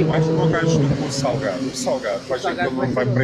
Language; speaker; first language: Portuguese; native; Portuguese